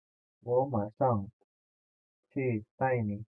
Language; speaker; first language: Chinese; non-native, fluent; Indonesian